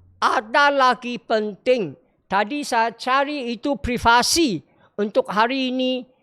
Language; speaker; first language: Malay; non-native, local second language; Chinese